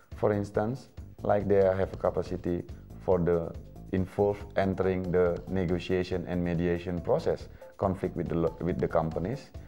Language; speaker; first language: English; non-native, fluent; Indonesian